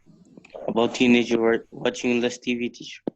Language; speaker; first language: English; non-native, learner; Portuguese